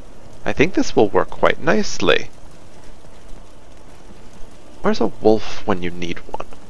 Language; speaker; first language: English; native; English